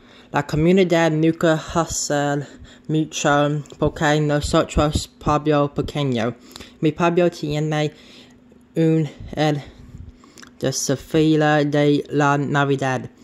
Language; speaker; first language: Spanish; non-native, learner; English